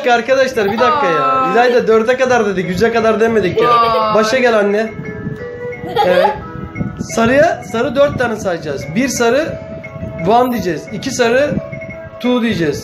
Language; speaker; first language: Turkish; native; Turkish